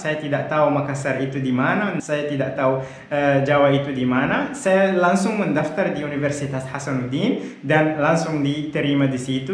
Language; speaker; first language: Indonesian; non-native, fluent; Arabic